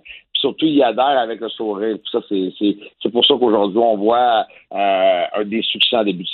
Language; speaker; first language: French; native; French